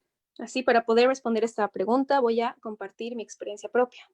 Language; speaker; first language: Spanish; native; Spanish